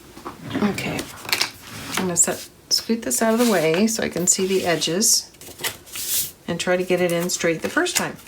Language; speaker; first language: English; native; English